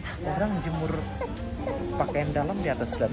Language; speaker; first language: Indonesian; native; Indonesian